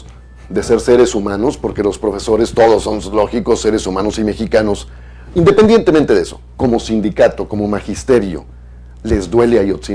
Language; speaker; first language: Spanish; native; Spanish